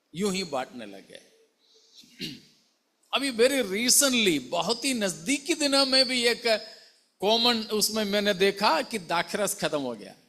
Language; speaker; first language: Hindi; non-native, local second language; Malayalam